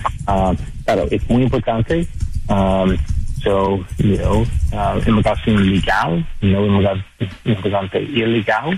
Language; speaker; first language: Spanish; non-native, learner; English